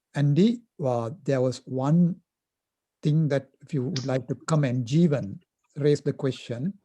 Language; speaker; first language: English; non-native, local second language; Sinhala